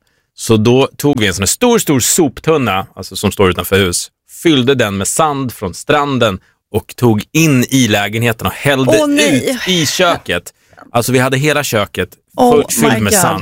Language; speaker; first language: Swedish; native; Swedish